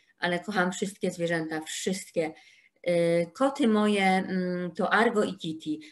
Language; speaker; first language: Polish; native; Polish